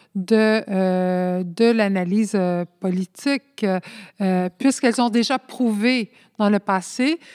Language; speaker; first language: French; early bilingual, other home language; Spanish